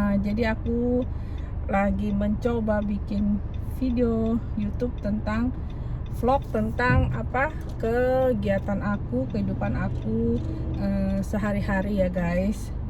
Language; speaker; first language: Indonesian; native; Indonesian